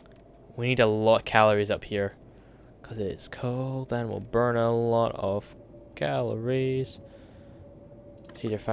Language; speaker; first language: English; native; English